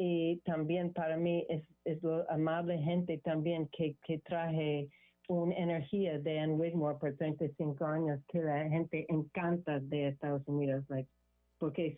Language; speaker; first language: Spanish; non-native, learner; English